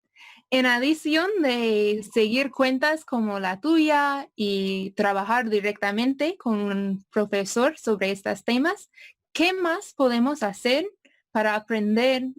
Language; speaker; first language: Spanish; non-native, fluent; English